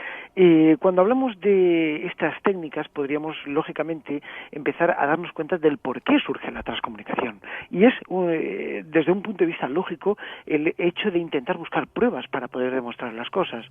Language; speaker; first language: Spanish; native; Spanish